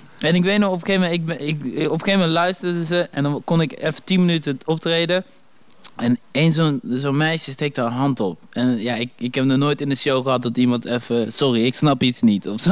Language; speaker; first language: Dutch; early bilingual, other home language; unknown